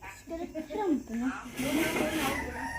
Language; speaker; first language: Swedish; non-native, learner; Thai